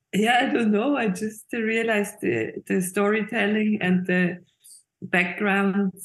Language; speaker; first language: English; non-native, fluent; Swiss German